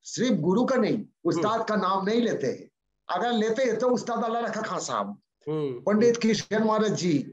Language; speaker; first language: Hindi; non-native, local second language; Bangla